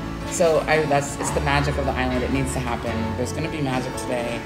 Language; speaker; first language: English; native; English